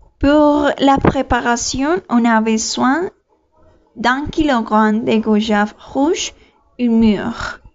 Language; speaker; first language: French; non-native, learner; Spanish